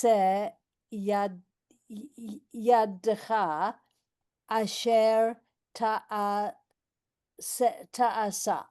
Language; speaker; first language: Hebrew; non-native, learner; English